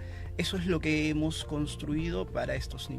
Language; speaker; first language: Spanish; native; Spanish